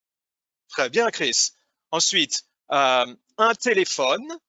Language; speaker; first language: French; non-native, fluent; English